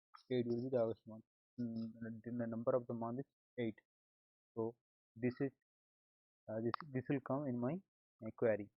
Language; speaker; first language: English; non-native, local second language; Hindi